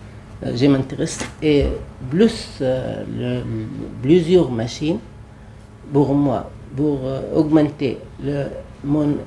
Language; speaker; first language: French; non-native, learner; Arabic